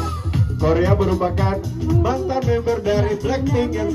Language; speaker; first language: Indonesian; native; Indonesian